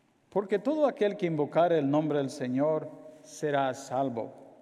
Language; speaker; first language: Spanish; native; Spanish